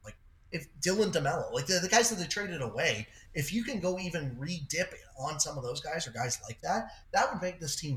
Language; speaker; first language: English; native; English